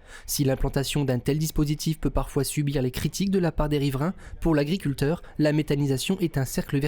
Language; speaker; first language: French; native; French